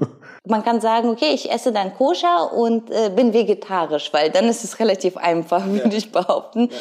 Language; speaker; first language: German; early bilingual, other home language; Ukrainian